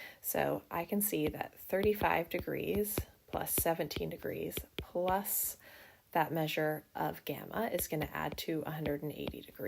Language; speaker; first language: English; native; English